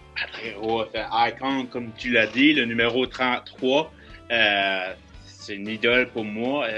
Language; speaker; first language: French; native; French